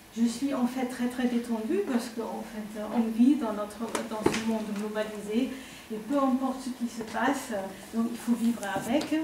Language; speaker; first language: French; non-native, fluent; German